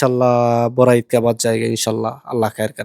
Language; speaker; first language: Hindi; non-native, learner; Bangla